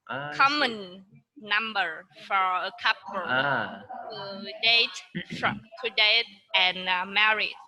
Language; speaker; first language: English; non-native, learner; Vietnamese